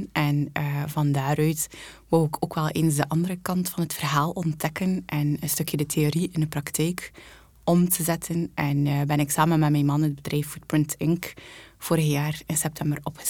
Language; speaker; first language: Dutch; native; Dutch